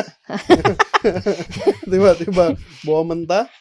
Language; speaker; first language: Indonesian; native; Indonesian